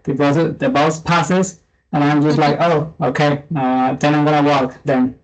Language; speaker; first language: English; non-native, fluent; Spanish